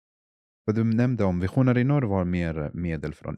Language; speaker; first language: Swedish; non-native, fluent; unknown